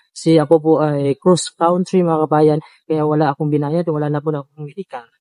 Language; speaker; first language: Filipino; native; Filipino